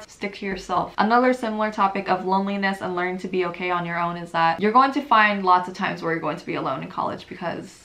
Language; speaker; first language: English; native; English